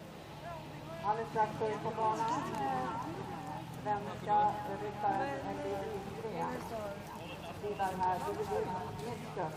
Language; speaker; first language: Swedish; native; Swedish